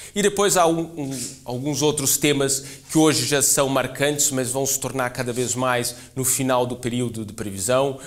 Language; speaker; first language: Portuguese; native; Portuguese